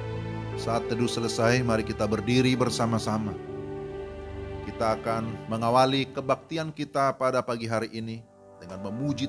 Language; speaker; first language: Indonesian; native; Indonesian